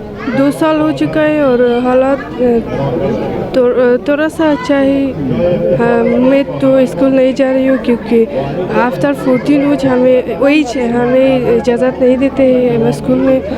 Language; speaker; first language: Hindi; non-native, learner; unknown